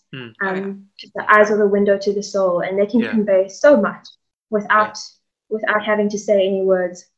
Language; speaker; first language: English; native; English